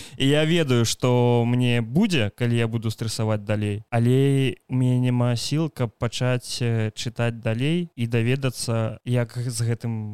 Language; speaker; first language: Belarusian; non-native, local second language; Russian